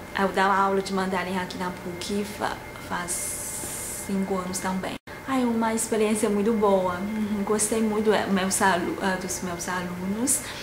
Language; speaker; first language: Portuguese; non-native, fluent; Chinese